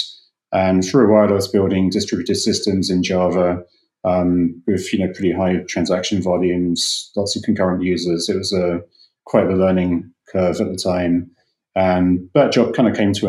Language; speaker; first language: English; native; English